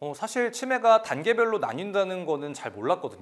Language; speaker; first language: Korean; native; Korean